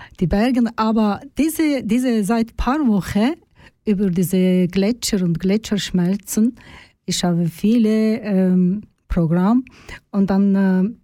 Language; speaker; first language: German; non-native, learner; Turkish